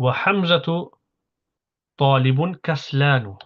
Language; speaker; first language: Arabic; non-native, fluent; English